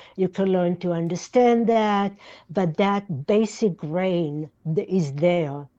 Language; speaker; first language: English; non-native, fluent; Yiddish